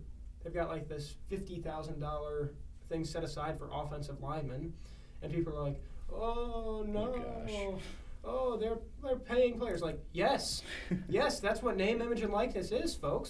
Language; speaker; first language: English; native; English